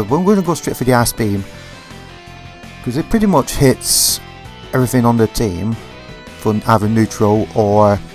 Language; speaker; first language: English; native; English